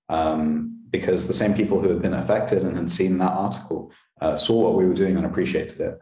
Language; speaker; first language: English; native; English